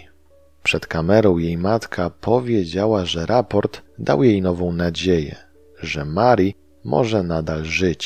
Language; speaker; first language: Polish; native; Polish